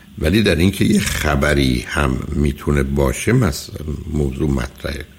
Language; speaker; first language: Persian; native; Persian